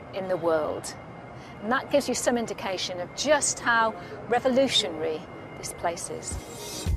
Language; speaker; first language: English; native; English